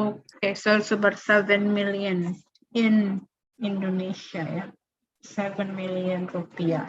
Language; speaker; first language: English; non-native, fluent; Indonesian